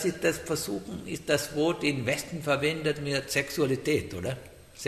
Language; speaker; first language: German; non-native, learner; Sinhala